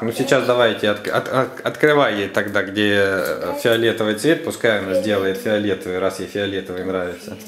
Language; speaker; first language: Russian; native; Russian